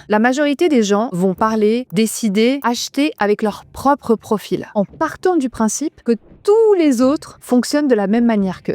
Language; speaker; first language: French; native; French